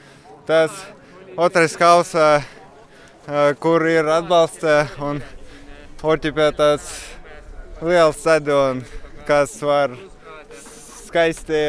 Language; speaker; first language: Latvian; non-native, local second language; Russian